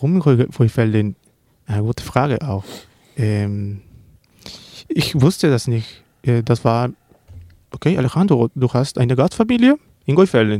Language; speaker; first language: German; non-native, learner; Spanish